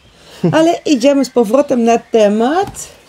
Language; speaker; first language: Polish; non-native, learner; Dutch